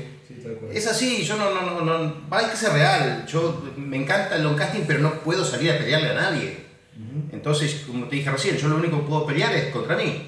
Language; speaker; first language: Spanish; native; Spanish